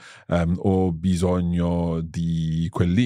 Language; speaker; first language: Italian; non-native, fluent; English